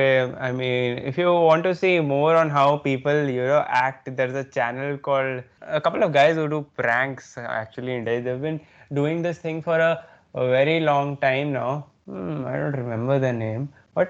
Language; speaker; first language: English; non-native, local second language; Hindi